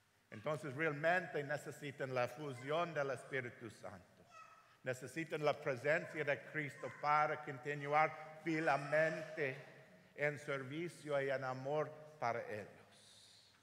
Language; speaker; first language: Spanish; non-native, learner; English